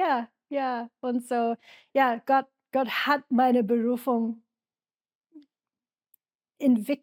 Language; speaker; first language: German; non-native, fluent; English